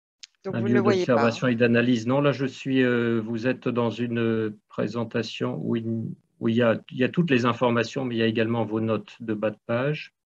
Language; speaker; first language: French; native; French